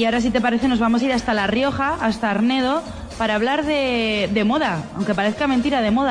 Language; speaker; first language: Spanish; native; Spanish